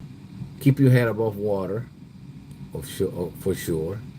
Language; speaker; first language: English; native; English